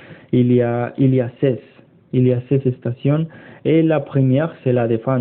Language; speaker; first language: French; non-native, learner; Spanish